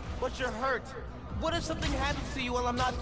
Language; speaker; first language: English; native; English